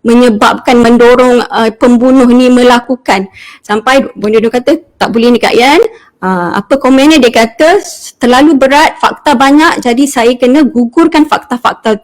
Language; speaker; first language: Malay; native; Malay